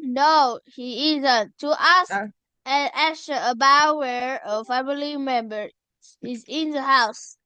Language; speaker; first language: English; non-native, learner; Vietnamese